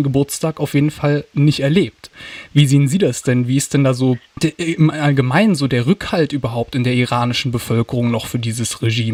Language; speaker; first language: German; native; German